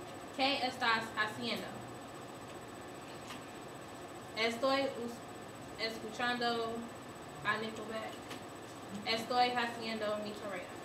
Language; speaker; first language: Spanish; non-native, learner; English